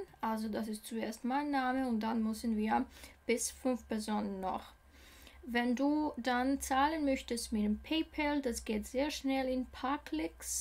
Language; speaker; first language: German; non-native, learner; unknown